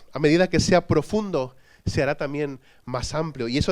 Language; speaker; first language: Spanish; native; Spanish